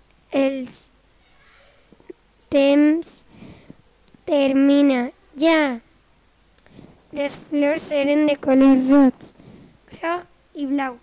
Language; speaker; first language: Catalan; non-native, local second language; Spanish